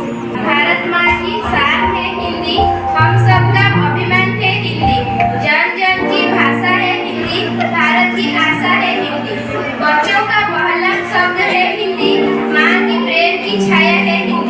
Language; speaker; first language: Hindi; non-native, local second language; Odia